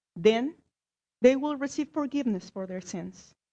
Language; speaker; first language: English; non-native, fluent; Spanish